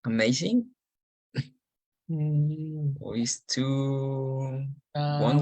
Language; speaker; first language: English; non-native, learner; Spanish